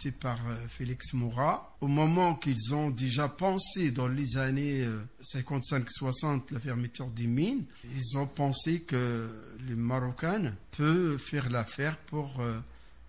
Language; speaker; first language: French; non-native, fluent; Arabic